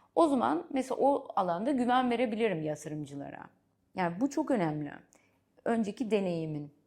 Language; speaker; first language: Turkish; early bilingual, heritage; Turkish